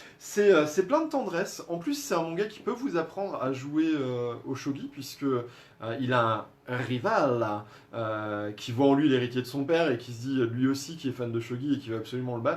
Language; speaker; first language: French; native; French